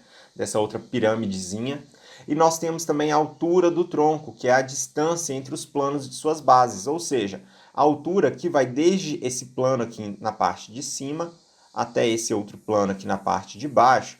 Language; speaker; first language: Portuguese; native; Portuguese